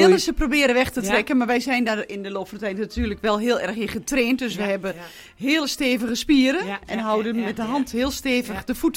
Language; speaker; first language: Dutch; native; Dutch